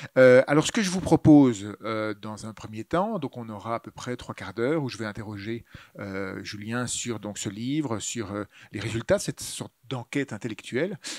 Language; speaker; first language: French; native; French